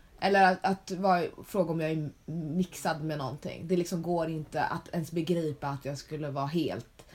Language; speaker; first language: Swedish; early bilingual, other home language; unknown